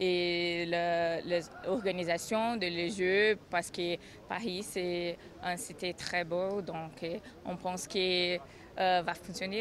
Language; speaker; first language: French; non-native, learner; Portuguese